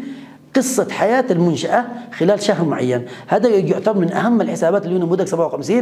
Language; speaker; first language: Arabic; native; Arabic